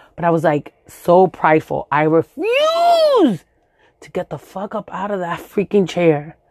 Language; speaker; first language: English; early bilingual, other home language; Spanish